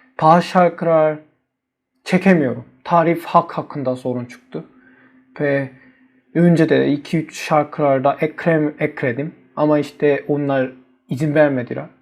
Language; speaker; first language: Turkish; non-native, learner; Korean